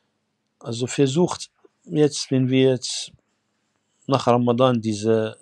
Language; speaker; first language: German; non-native, fluent; Arabic